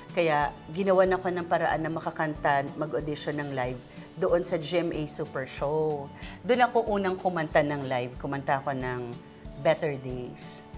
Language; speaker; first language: Filipino; non-native, local second language; Waray